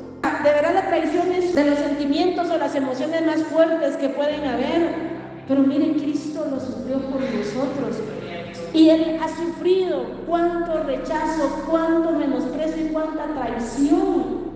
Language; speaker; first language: Spanish; native; Spanish